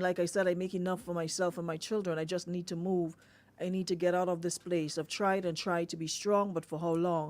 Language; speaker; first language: English; native; English